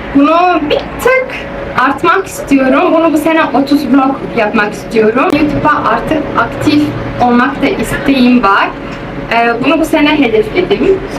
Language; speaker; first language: Turkish; early bilingual, heritage; Turkish